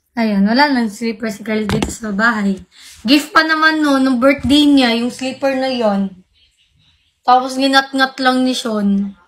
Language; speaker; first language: Filipino; non-native, local second language; Cebuano